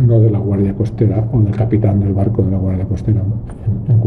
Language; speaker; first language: Spanish; native; Spanish